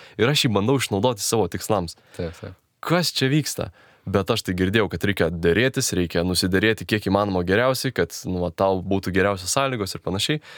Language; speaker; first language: Lithuanian; native; Lithuanian